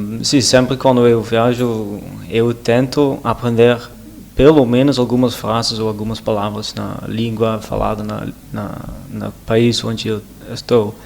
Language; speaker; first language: Portuguese; non-native, learner; Dutch